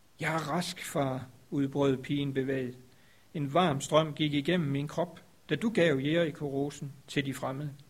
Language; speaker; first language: Danish; native; Danish